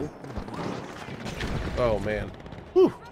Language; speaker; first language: English; native; English